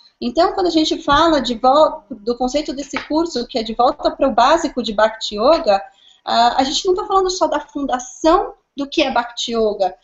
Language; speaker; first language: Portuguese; native; Portuguese